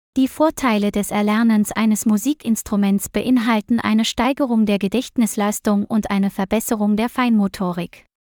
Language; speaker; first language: German; non-native, fluent; Vietnamese